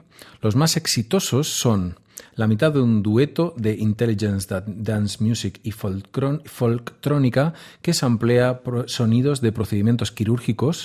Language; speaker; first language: Spanish; native; Spanish